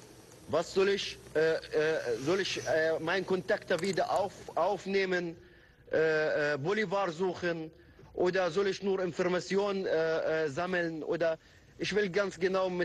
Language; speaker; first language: German; non-native, fluent; Turkish